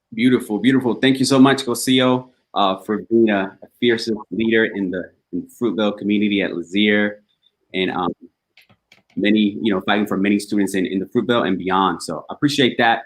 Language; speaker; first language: English; early bilingual, other home language; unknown